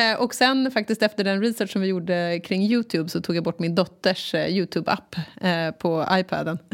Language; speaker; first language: Swedish; native; Swedish